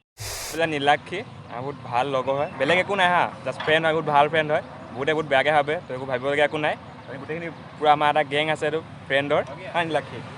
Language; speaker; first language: Assamese; native; Assamese